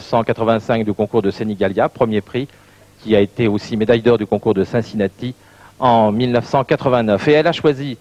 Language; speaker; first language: French; native; French